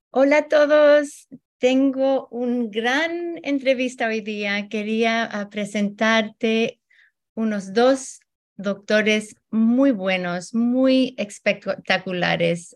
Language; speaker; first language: Spanish; early bilingual, heritage; Spanish